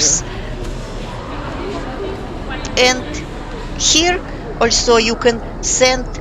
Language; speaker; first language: English; non-native, fluent; Russian